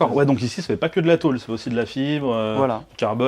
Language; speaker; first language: French; native; French